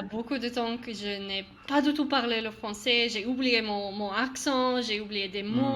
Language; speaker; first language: French; non-native, learner; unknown